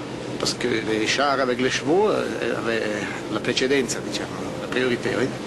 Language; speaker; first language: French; non-native, local second language; Italian